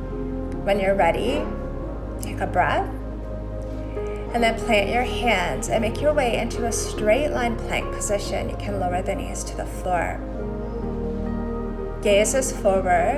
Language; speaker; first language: English; native; English